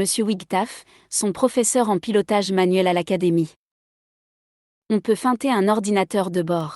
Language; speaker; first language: French; native; French